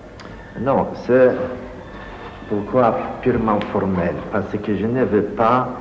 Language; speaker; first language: French; non-native, fluent; Polish